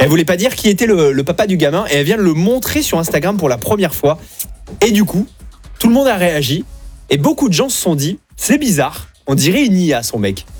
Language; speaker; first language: French; native; French